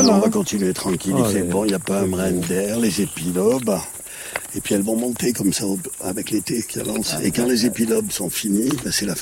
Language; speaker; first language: French; native; French